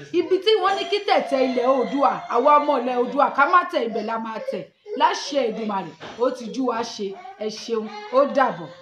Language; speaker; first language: Yoruba; native; Yoruba